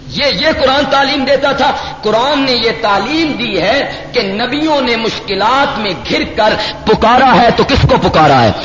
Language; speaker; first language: Urdu; non-native, local second language; Punjabi